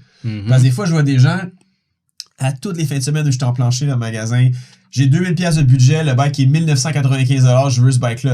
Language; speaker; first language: French; native; French